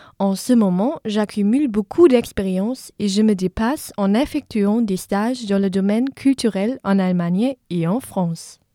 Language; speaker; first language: French; non-native, fluent; German